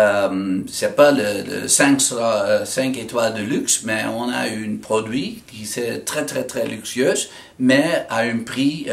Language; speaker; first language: French; non-native, fluent; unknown